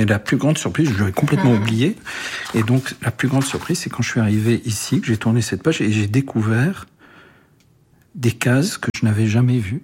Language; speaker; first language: French; early bilingual, other home language; Arabic